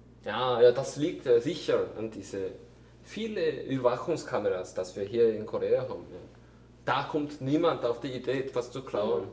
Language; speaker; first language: German; non-native, fluent; Korean